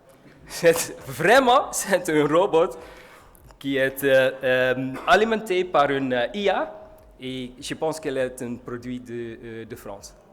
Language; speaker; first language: French; non-native, learner; Dutch